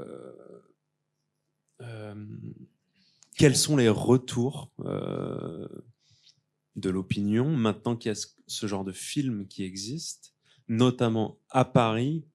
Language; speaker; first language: French; native; French